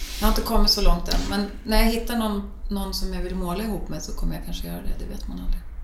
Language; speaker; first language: Swedish; native; Swedish